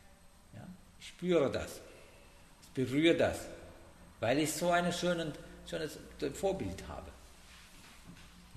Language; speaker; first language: German; non-native, learner; Sinhala